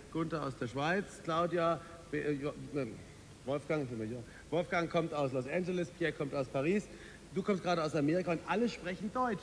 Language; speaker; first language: German; native; German